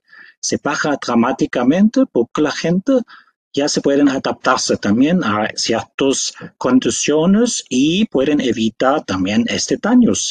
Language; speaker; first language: Spanish; non-native, fluent; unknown